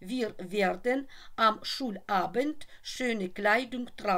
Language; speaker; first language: German; non-native, fluent; Russian